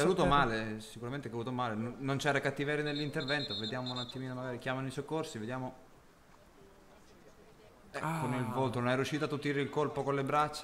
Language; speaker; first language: Italian; native; Italian